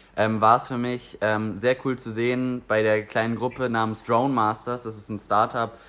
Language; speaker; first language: German; native; German